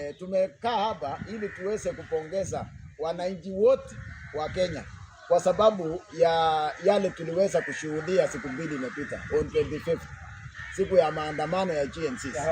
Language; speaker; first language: Swahili; non-native, local second language; Kalenjin